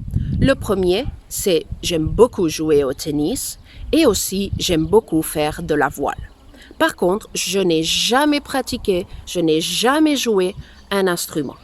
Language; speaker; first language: French; non-native, fluent; Spanish